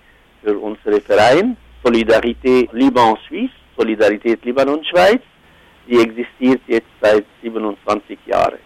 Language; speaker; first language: German; non-native, fluent; Arabic